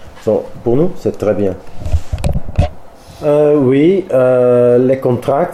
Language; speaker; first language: French; non-native, learner; Dutch